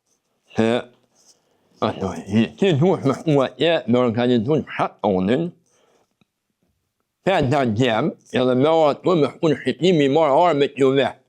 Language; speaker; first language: Albanian; native; Albanian